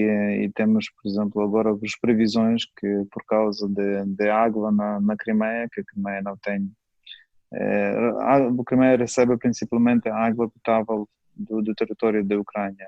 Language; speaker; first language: Portuguese; non-native, fluent; Ukrainian